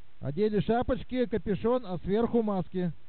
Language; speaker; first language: Russian; native; Russian